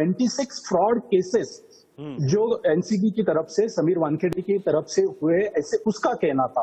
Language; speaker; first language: Hindi; native; Hindi